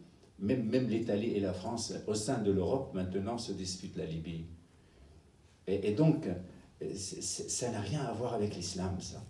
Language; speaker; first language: French; non-native, fluent; Arabic